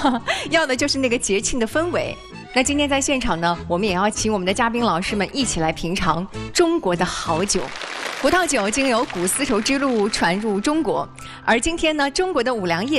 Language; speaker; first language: Chinese; native; Chinese